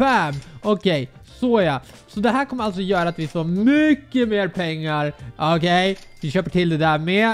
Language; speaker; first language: Swedish; native; Swedish